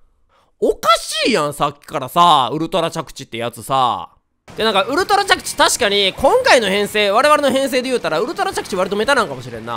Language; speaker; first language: Japanese; native; Japanese